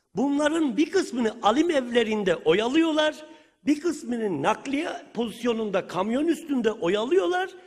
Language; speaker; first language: Turkish; native; Turkish